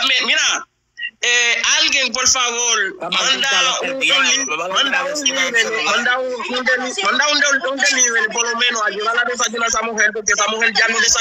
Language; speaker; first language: Spanish; non-native, fluent; Haitian Creole